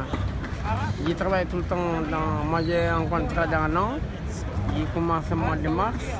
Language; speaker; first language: French; non-native, learner; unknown